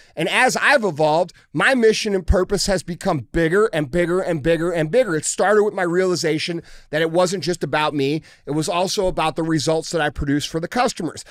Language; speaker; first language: English; native; English